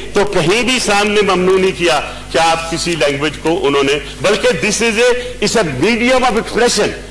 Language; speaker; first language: Urdu; non-native, local second language; Punjabi